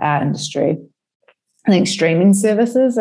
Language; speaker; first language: English; native; English